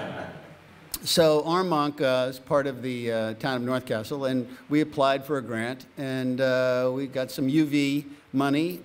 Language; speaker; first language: English; native; English